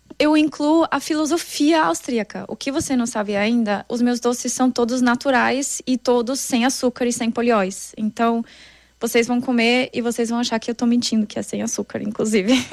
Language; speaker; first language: Portuguese; non-native, fluent; German